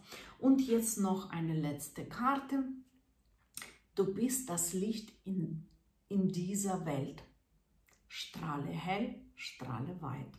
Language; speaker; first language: German; non-native, fluent; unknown